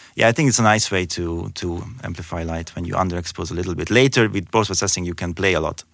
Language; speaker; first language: English; non-native, fluent; Hungarian